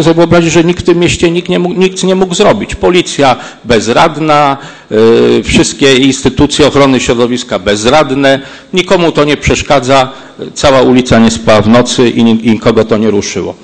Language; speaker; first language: Polish; native; Polish